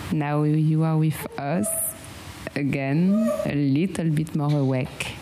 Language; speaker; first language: English; non-native, fluent; French